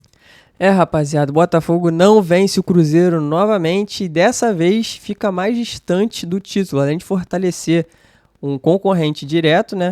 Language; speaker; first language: Portuguese; native; Portuguese